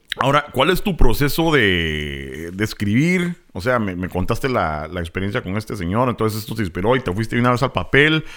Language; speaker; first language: Spanish; native; Spanish